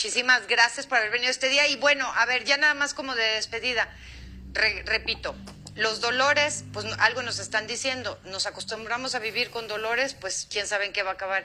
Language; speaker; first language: Spanish; native; Spanish